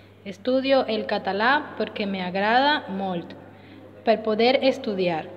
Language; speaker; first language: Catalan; non-native, learner; Spanish